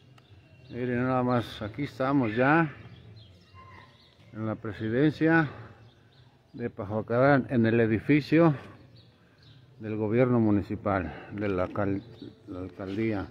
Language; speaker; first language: Spanish; native; Spanish